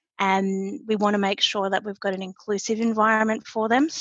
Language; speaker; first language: English; native; English